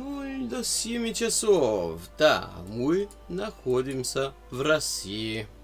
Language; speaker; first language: Russian; non-native, fluent; English